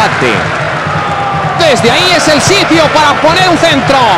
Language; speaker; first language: Spanish; native; Spanish